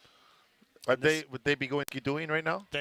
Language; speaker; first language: English; native; English